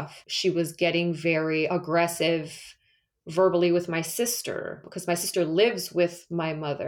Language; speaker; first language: English; native; English